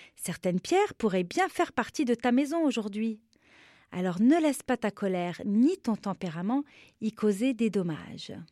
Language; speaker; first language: French; non-native, local second language; Arabic